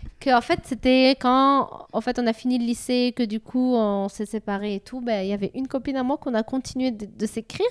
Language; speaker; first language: French; native; French